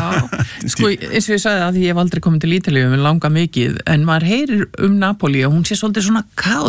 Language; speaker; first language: Icelandic; native; Icelandic